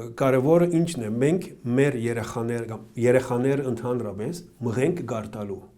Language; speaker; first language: Armenian; early bilingual, heritage; Armenian